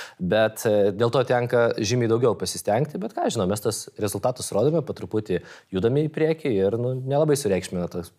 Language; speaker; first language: Lithuanian; non-native, local second language; Polish